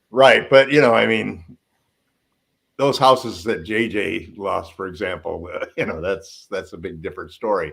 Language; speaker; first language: English; native; English